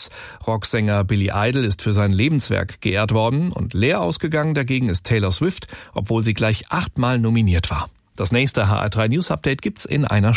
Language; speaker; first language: German; native; German